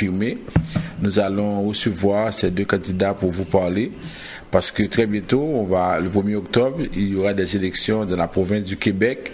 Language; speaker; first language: French; native; French